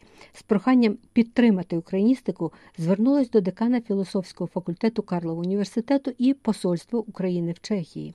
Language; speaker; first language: Ukrainian; native; Ukrainian